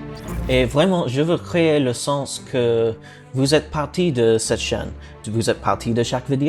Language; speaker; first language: French; non-native, learner; English